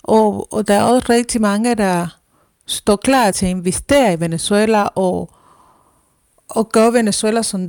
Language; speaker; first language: Danish; non-native, fluent; Spanish